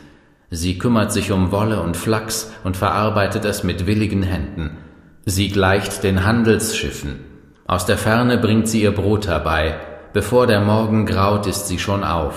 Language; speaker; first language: German; native; German